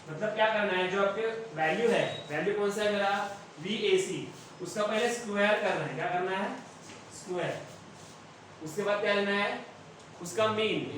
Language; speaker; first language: Hindi; non-native, local second language; Marathi